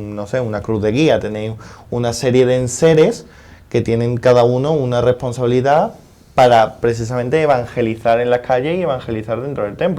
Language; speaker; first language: Spanish; native; Spanish